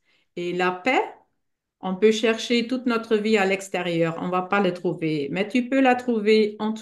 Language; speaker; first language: French; non-native, fluent; German